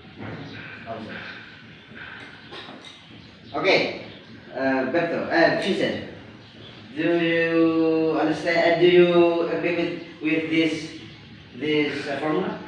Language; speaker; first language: English; non-native, learner; Indonesian